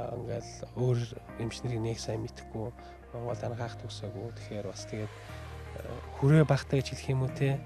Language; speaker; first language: Mongolian; early bilingual, heritage; Mongolian